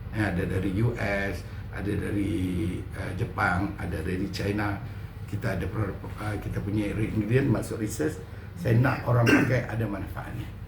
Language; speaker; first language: Malay; native; Malay